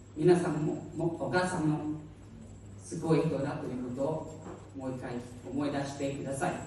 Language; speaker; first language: Japanese; non-native, learner; Hmong